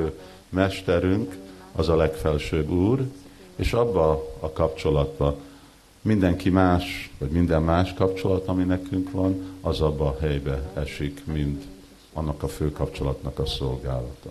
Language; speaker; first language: Hungarian; early bilingual, heritage; Hungarian